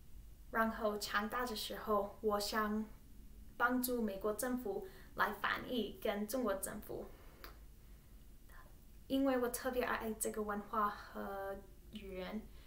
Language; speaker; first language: Chinese; non-native, learner; English